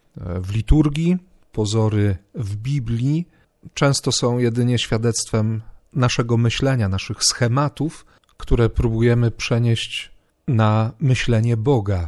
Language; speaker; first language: Polish; native; Polish